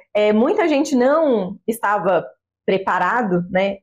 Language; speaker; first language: Portuguese; native; Portuguese